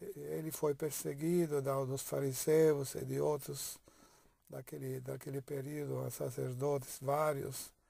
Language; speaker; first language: Portuguese; non-native, fluent; Italian